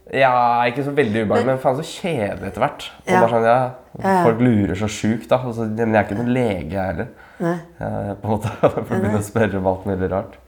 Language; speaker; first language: Norwegian; native; Norwegian